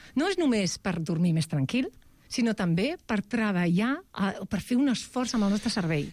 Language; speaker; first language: Catalan; non-native, local second language; Spanish